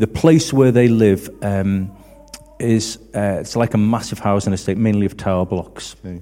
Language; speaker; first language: English; native; English